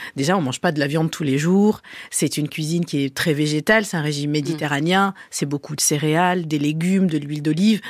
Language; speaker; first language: French; early bilingual, other home language; Arabic